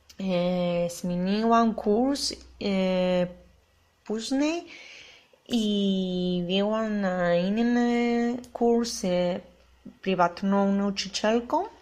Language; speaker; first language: Polish; non-native, learner; Spanish